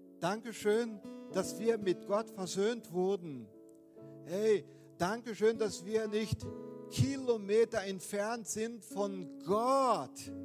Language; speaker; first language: German; non-native, fluent; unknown